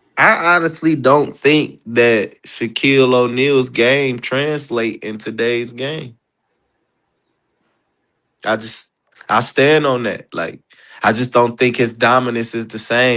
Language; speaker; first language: English; native; English